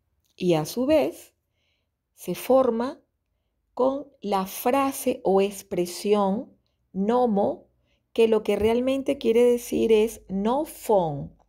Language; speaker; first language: Spanish; native; Spanish